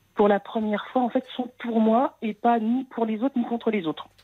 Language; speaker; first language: French; native; French